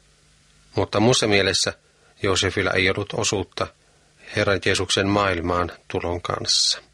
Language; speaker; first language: Finnish; native; Finnish